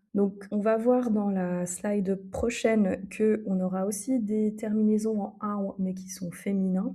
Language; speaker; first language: French; native; French